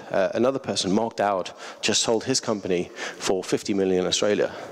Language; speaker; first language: English; native; English